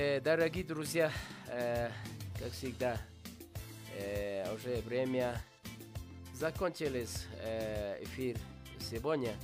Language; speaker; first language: Russian; non-native, learner; Spanish